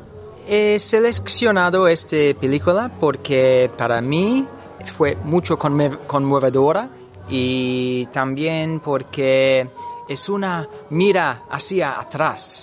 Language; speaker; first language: Spanish; non-native, learner; English